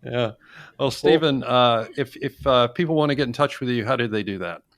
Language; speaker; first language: English; native; English